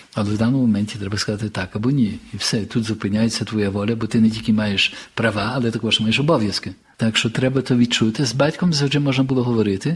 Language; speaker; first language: Ukrainian; early bilingual, heritage; Ukrainian